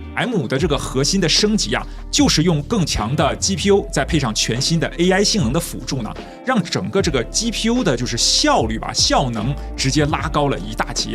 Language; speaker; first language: Chinese; native; Chinese